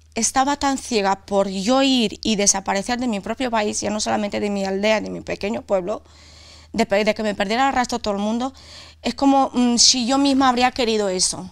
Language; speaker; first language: Spanish; non-native, fluent; Romanian